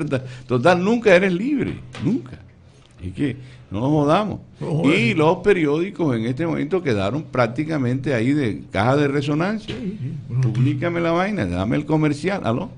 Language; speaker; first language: Spanish; native; Spanish